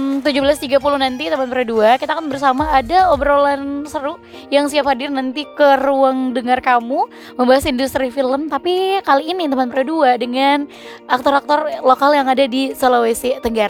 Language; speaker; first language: Indonesian; native; Indonesian